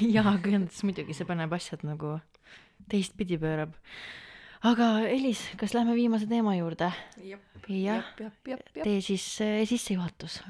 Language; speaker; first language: Estonian; native; Estonian